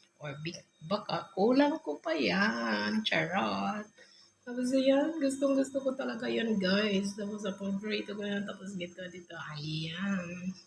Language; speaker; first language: Filipino; non-native, local second language; Cebuano